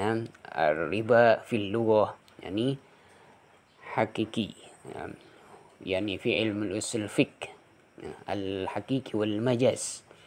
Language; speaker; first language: Arabic; non-native, fluent; Indonesian